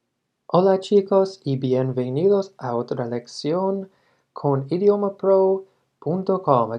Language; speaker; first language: Spanish; non-native, fluent; English